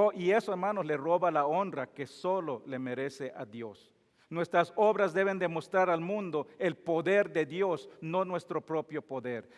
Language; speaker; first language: Spanish; non-native, fluent; English